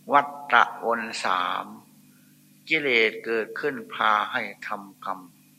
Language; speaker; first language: Thai; non-native, local second language; Northeastern Thai